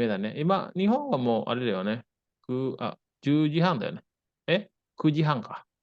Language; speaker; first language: Japanese; non-native, fluent; Indonesian